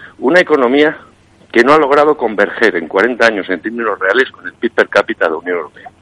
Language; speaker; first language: Spanish; native; Spanish